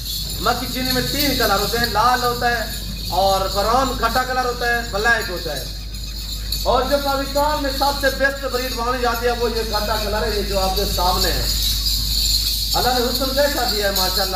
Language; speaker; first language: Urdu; non-native, local second language; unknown